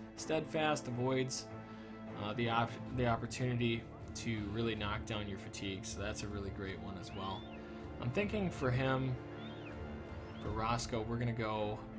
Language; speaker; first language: English; native; English